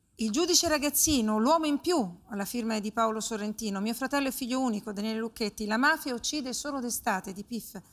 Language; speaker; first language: Italian; native; Italian